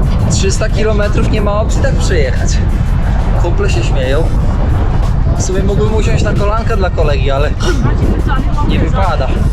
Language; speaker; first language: Polish; native; Polish